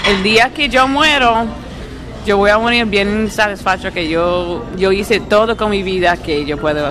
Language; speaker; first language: Spanish; early bilingual, heritage; English